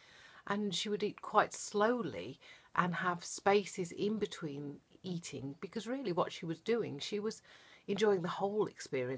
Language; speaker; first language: English; native; English